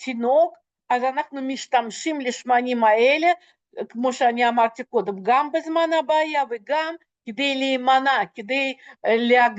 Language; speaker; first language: Hebrew; non-native, fluent; Russian